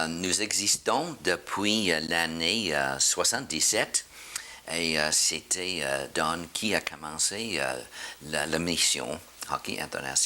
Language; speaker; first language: French; non-native, learner; English